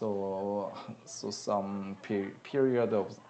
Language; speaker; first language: English; non-native, learner; Korean